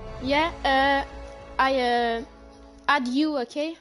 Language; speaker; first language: English; non-native, learner; French